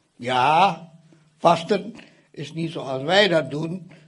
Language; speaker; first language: Dutch; non-native, fluent; Indonesian